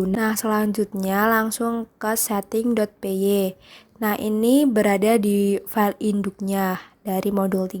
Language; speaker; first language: Indonesian; native; Indonesian